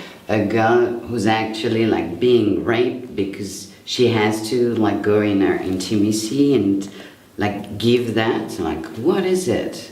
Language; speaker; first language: English; non-native, fluent; French